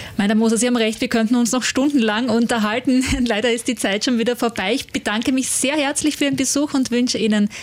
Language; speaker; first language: German; native; German